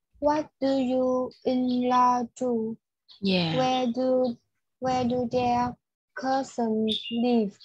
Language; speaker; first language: English; non-native, learner; Vietnamese